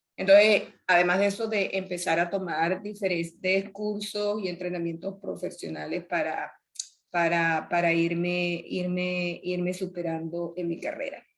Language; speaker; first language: Spanish; native; Spanish